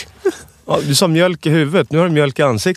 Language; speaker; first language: Swedish; native; Swedish